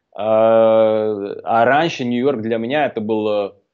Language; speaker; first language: Russian; non-native, fluent; Slovak